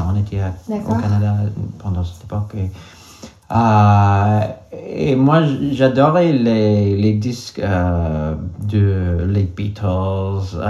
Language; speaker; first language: French; non-native, local second language; English